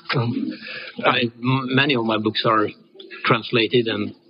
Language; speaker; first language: English; non-native, fluent; Norwegian